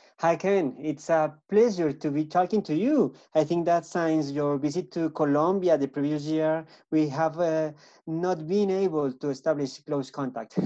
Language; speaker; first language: English; non-native, learner; Spanish